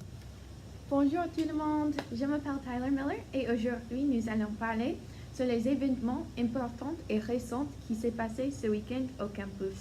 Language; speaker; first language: French; non-native, learner; English